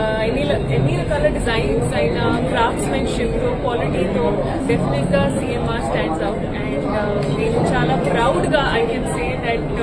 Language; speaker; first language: Telugu; non-native, fluent; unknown